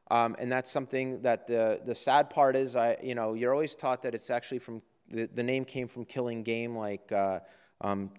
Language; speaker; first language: English; native; English